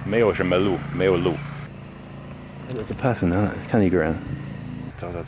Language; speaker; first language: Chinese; non-native, fluent; English